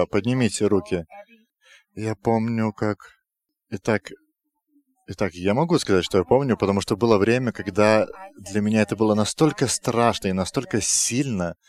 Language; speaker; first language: Russian; non-native, fluent; Lithuanian